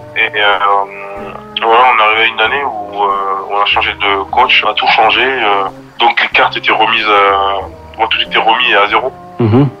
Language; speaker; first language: French; native; French